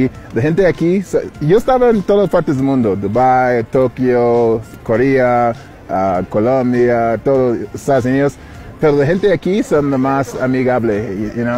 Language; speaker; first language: Spanish; non-native, learner; English